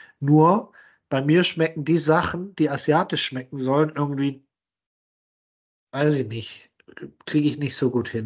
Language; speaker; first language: German; native; German